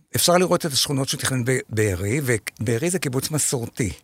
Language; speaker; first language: Hebrew; native; Hebrew